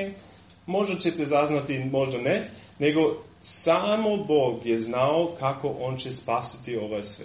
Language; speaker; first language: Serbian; non-native, fluent; German